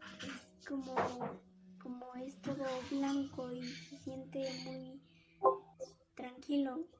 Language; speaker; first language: Spanish; native; Spanish